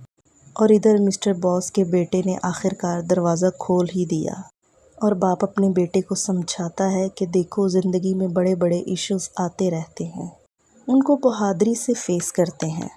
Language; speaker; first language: Urdu; native; Urdu